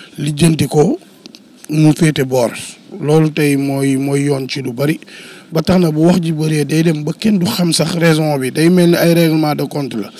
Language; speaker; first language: Wolof; native; Wolof